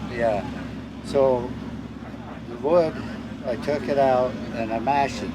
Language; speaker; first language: English; native; English